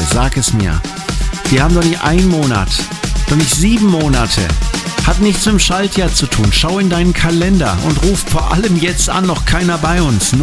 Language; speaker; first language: German; native; German